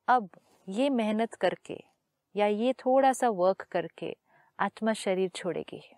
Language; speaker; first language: Hindi; native; Hindi